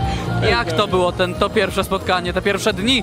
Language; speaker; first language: Polish; native; Polish